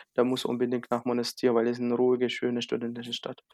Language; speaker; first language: German; non-native, learner; Arabic